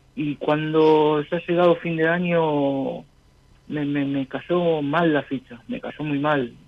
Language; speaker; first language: Spanish; native; Spanish